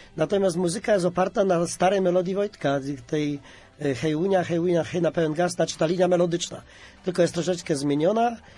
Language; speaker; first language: Polish; native; Polish